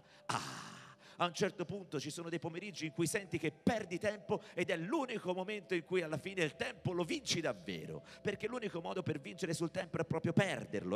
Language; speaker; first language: Italian; native; Italian